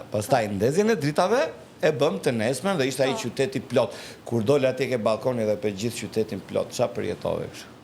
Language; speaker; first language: Albanian; native; Albanian